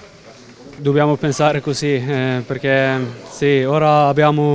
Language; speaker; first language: Italian; non-native, learner; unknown